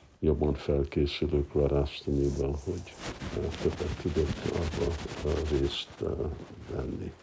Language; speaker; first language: Hungarian; early bilingual, heritage; Hungarian